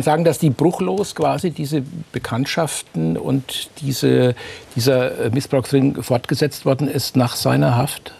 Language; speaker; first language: German; native; German